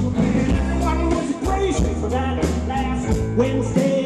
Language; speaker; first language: English; native; English